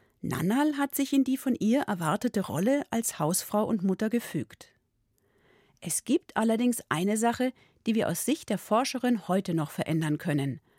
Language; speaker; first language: German; native; German